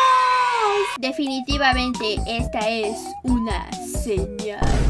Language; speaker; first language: Spanish; native; Spanish